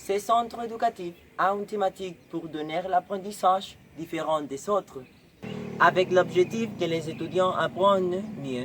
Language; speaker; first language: French; non-native, learner; Spanish